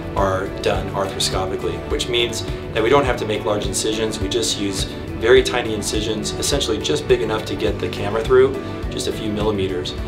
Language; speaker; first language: English; native; English